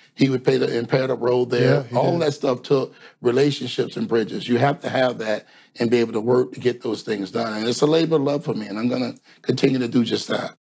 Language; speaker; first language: English; native; English